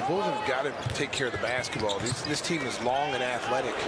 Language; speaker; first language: English; native; English